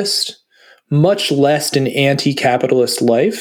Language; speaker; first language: English; native; English